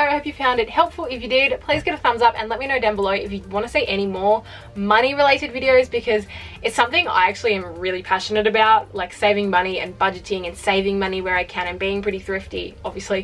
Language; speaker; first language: English; native; English